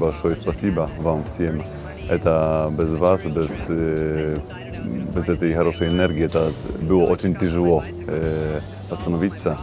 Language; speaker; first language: Russian; non-native, fluent; Polish